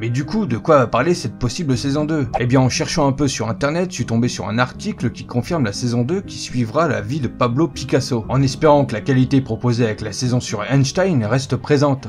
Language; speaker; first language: French; native; French